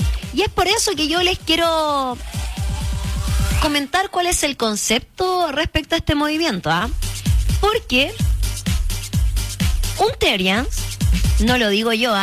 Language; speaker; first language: Spanish; native; Spanish